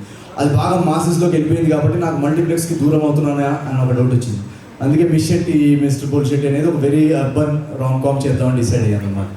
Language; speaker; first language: Telugu; native; Telugu